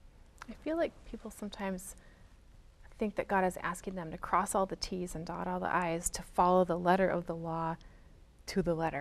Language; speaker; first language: English; native; English